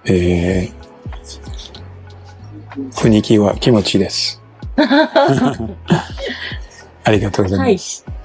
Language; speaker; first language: Japanese; non-native, learner; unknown